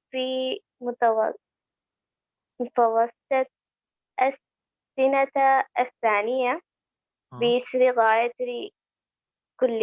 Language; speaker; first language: Arabic; non-native, learner; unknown